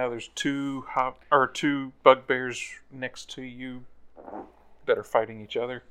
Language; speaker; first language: English; native; English